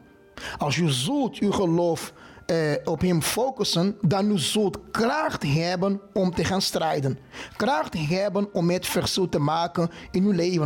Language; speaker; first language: Dutch; non-native, fluent; Portuguese